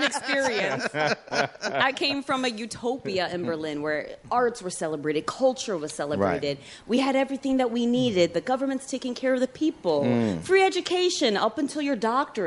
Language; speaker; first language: English; early bilingual, other home language; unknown